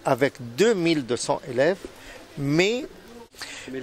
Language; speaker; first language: French; non-native, fluent; Arabic